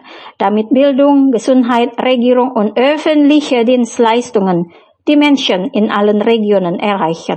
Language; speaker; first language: German; non-native, learner; Indonesian